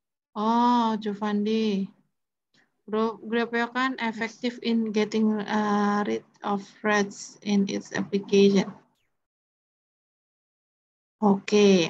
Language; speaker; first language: English; non-native, fluent; Indonesian